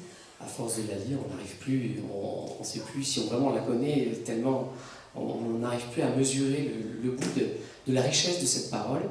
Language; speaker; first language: French; native; French